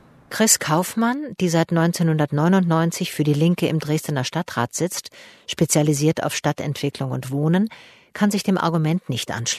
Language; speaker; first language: German; native; German